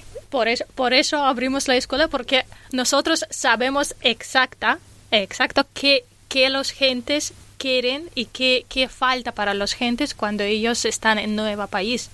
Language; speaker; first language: Spanish; non-native, learner; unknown